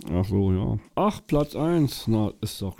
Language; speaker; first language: German; native; German